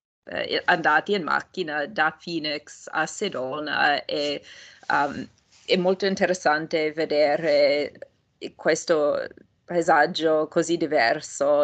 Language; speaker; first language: Italian; non-native, fluent; English